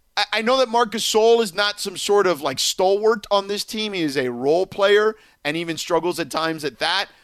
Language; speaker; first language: English; native; English